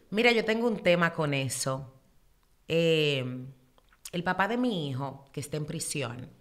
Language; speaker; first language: Spanish; early bilingual, heritage; Spanish